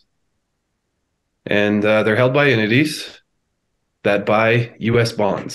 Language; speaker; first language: English; native; English